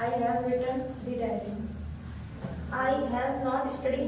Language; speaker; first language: English; non-native, learner; Hindi